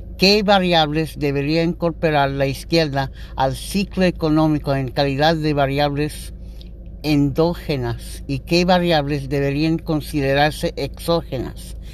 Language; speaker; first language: Spanish; non-native, learner; English